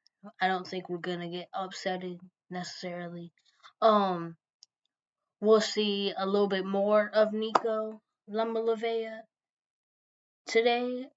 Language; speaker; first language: English; native; English